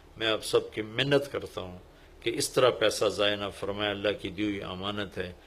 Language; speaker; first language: Urdu; non-native, local second language; Punjabi